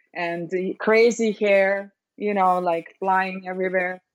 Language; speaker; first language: English; non-native, fluent; Serbian